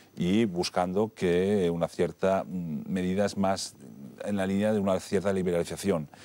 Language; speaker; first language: Spanish; non-native, local second language; Catalan